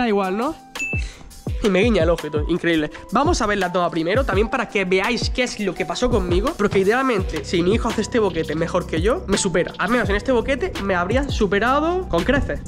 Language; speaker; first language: Spanish; native; Spanish